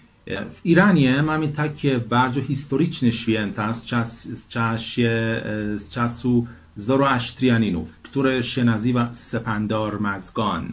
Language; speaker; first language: Polish; non-native, fluent; Persian